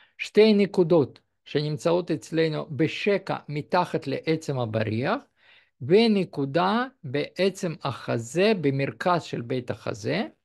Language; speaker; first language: Hebrew; non-native, fluent; Russian